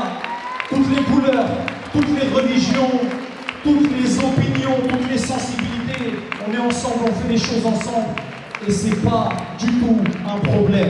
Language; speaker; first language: French; native; French